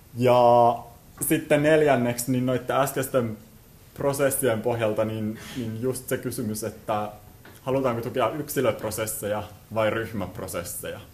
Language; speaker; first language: Finnish; native; Finnish